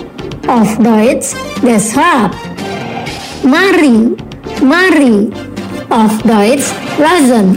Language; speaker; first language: German; non-native, learner; Indonesian